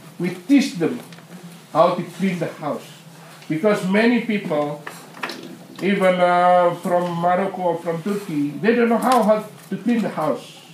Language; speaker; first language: English; non-native, learner; Indonesian